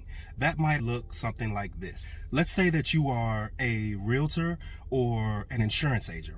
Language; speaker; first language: English; native; English